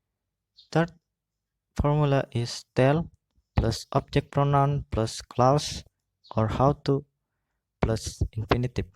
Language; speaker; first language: English; non-native, learner; Indonesian